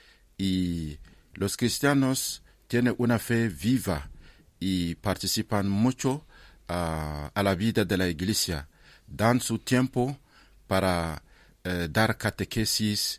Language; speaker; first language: Spanish; non-native, fluent; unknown